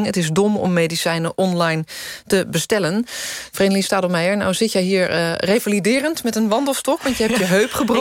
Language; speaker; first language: Dutch; native; Dutch